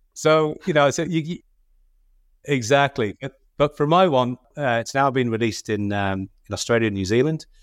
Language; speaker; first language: English; native; English